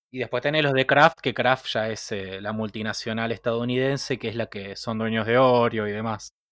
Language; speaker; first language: Spanish; native; Spanish